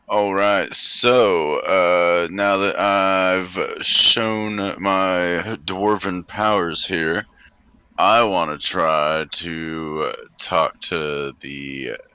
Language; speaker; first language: English; native; English